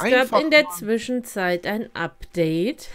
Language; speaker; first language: German; native; German